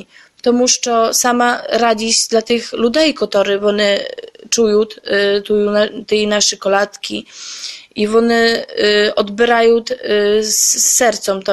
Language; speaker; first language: Ukrainian; early bilingual, heritage; Ukrainian